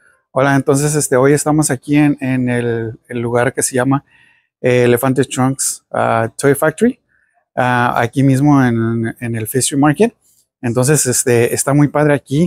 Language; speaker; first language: Spanish; early bilingual, heritage; Spanish